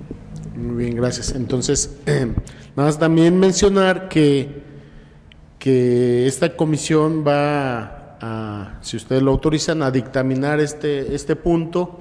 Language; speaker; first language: Spanish; native; Spanish